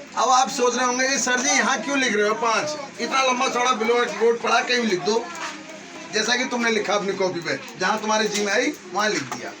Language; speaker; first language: Hindi; native; Hindi